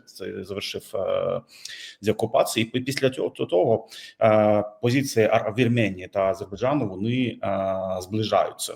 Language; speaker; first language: Ukrainian; non-native, fluent; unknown